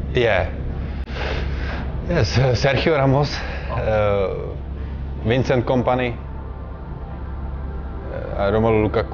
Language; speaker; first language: English; non-native, learner; Czech